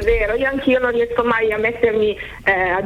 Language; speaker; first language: Italian; native; Italian